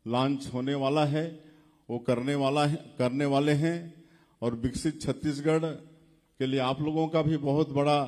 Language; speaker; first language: Hindi; native; Hindi